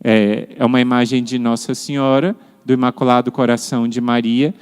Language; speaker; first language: Portuguese; native; Portuguese